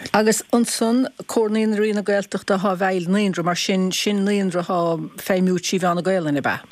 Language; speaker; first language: Irish; native; Irish